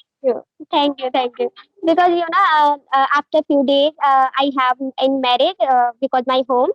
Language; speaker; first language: English; non-native, learner; Hindi